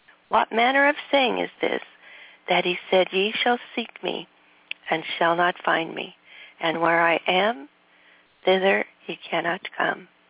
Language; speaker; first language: English; native; English